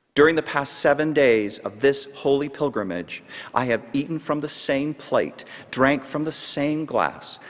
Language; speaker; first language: English; native; English